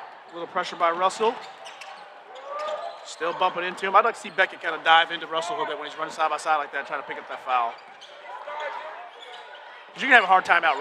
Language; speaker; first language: English; native; English